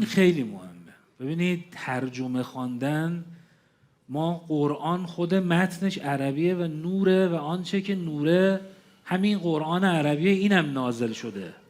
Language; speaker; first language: Persian; native; Persian